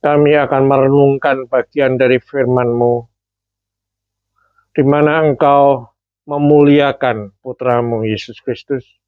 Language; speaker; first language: Indonesian; native; Indonesian